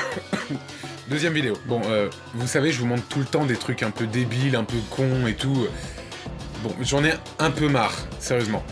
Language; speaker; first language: French; native; French